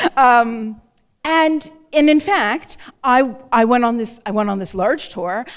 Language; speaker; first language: English; native; English